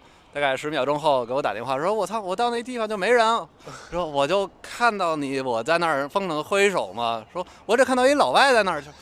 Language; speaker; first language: Chinese; non-native, fluent; English